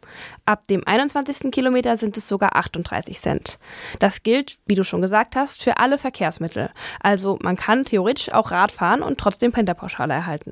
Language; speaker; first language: German; native; German